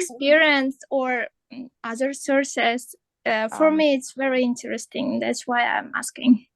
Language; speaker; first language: English; non-native, fluent; Uzbek